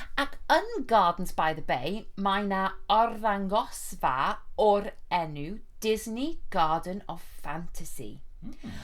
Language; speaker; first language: Welsh; non-native, fluent; English